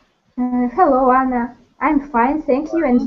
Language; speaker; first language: English; non-native, learner; Russian